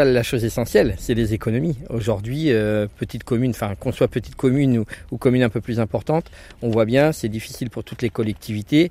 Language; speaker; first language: French; native; French